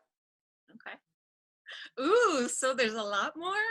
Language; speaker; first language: English; native; English